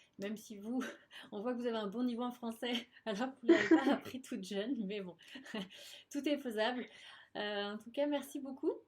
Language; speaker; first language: French; native; French